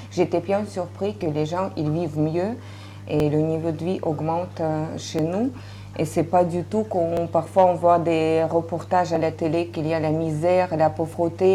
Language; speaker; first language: French; non-native, fluent; Russian